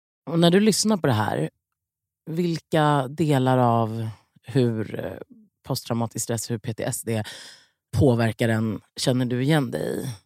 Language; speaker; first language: Swedish; native; Swedish